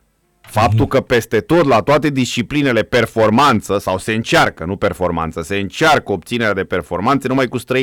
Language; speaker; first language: Romanian; native; Romanian